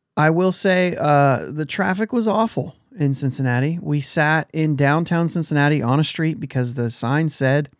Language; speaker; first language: English; native; English